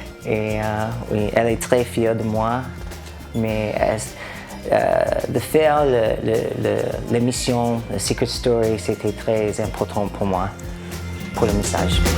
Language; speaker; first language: French; non-native, learner; English